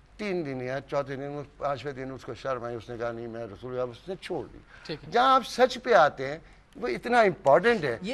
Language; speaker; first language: Urdu; native; Urdu